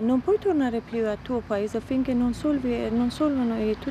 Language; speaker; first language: Italian; non-native, fluent; Persian